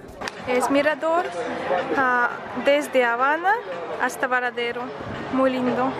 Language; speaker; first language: Spanish; non-native, fluent; Russian